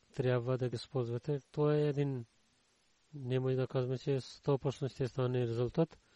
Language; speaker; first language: Bulgarian; non-native, learner; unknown